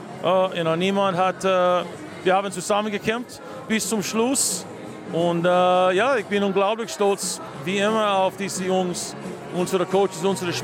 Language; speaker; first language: German; non-native, fluent; English